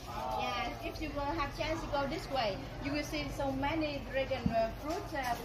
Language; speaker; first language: English; non-native, learner; Vietnamese